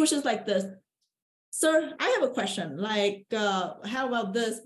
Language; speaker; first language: English; non-native, fluent; Vietnamese